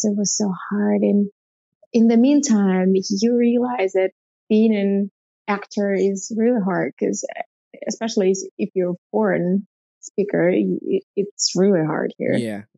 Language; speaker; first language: English; non-native, fluent; Russian